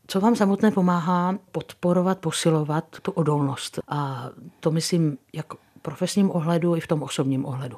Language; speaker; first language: Czech; native; Czech